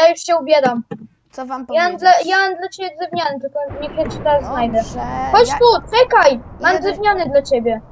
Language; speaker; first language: Polish; native; Polish